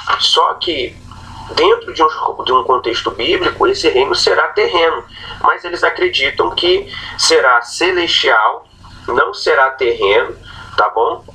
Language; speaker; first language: Portuguese; native; Portuguese